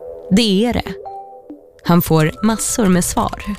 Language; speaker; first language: Swedish; native; Swedish